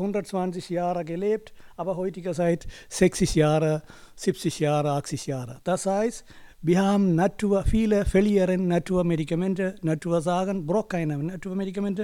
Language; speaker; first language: German; non-native, learner; Tamil